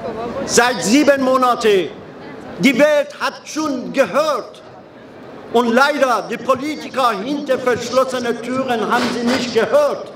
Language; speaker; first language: German; non-native, fluent; Persian